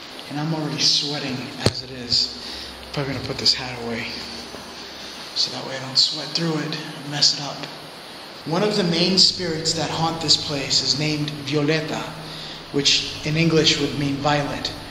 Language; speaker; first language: English; native; English